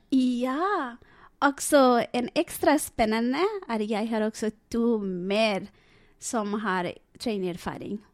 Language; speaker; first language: Norwegian; non-native, fluent; Bangla